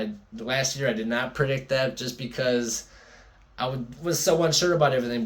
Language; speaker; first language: English; native; English